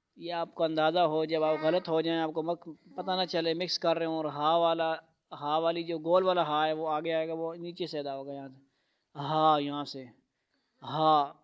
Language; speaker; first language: Urdu; non-native, local second language; Pashto